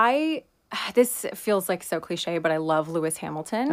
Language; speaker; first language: English; native; English